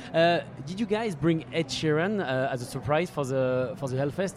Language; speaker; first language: English; non-native, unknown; French